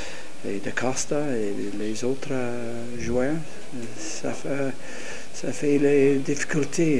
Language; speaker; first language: French; non-native, learner; English